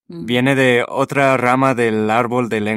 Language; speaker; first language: Spanish; non-native, fluent; English